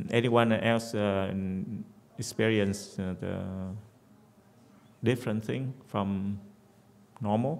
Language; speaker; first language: English; non-native, fluent; Vietnamese